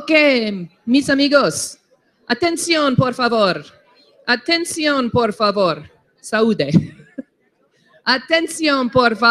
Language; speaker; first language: Spanish; non-native, learner; English